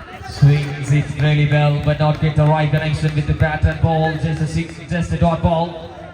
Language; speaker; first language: English; non-native, local second language; Malayalam